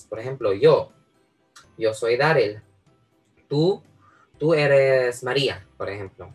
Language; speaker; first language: Spanish; non-native, fluent; Filipino